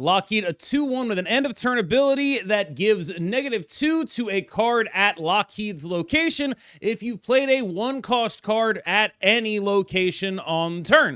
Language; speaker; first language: English; native; English